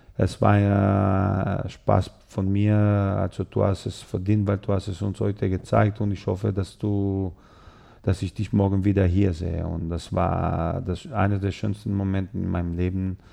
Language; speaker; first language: German; non-native, fluent; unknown